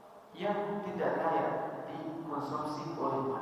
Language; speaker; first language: Indonesian; non-native, fluent; Arabic